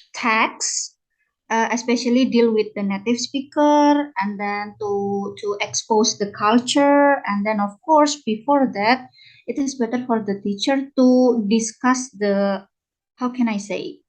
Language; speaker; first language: English; non-native, fluent; Indonesian